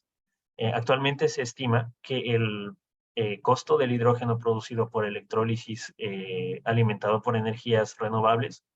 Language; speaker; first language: Spanish; native; Spanish